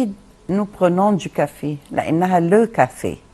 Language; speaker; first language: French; non-native, fluent; Arabic